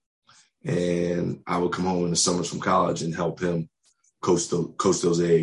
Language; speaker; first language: English; native; English